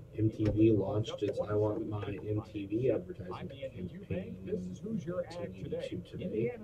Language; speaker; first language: English; native; English